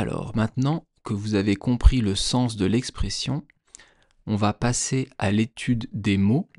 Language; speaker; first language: French; native; French